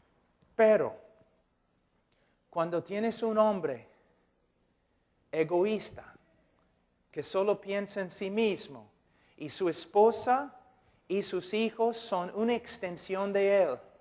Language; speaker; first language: Spanish; non-native, fluent; English